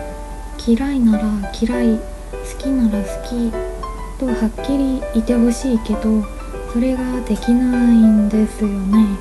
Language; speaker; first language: Japanese; non-native, fluent; Korean